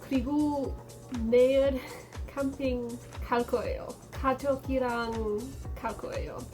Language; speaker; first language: Korean; non-native, learner; English